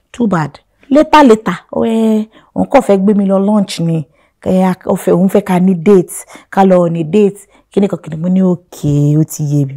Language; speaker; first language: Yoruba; non-native, local second language; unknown